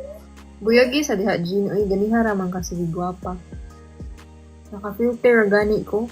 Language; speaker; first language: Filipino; non-native, local second language; Cebuano